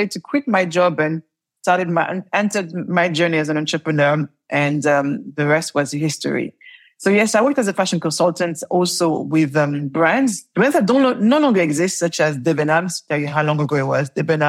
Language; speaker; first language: English; non-native, fluent; French